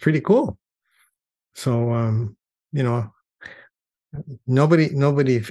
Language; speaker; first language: English; native; English